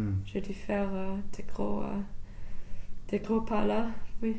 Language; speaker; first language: French; non-native, fluent; English